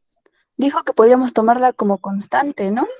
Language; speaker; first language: Spanish; native; Spanish